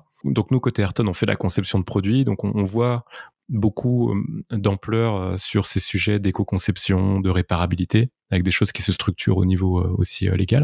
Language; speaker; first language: French; native; French